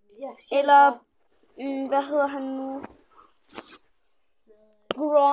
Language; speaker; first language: Danish; early bilingual, other home language; Polish